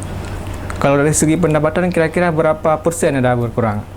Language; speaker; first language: Indonesian; native; Indonesian